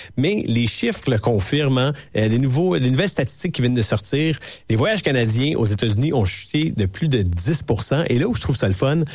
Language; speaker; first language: French; native; French